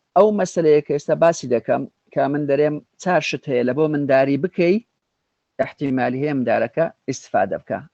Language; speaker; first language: Central Kurdish; native; Central Kurdish